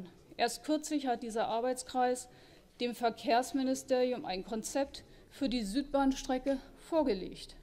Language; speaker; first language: German; native; German